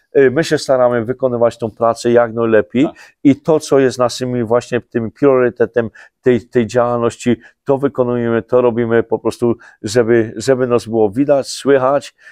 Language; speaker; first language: Polish; native; Polish